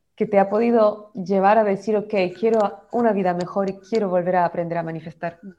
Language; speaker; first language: Spanish; native; Spanish